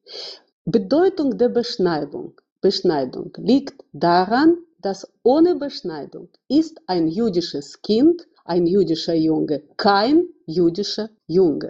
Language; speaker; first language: German; non-native, fluent; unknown